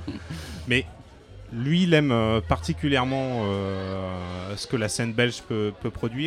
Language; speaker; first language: French; native; French